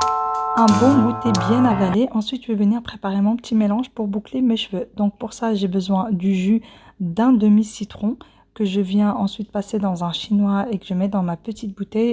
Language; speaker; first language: French; native; French